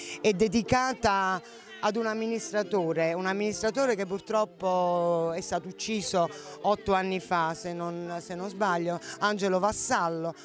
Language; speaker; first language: Italian; native; Italian